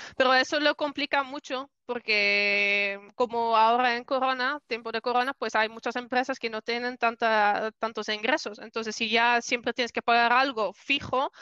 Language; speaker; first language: Spanish; non-native, fluent; Dutch